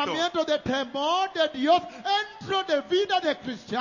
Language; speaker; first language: Spanish; non-native, learner; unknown